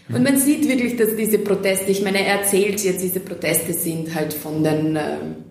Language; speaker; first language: German; non-native, fluent; Serbian